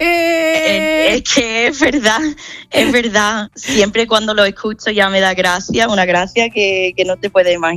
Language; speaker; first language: Spanish; non-native, fluent; English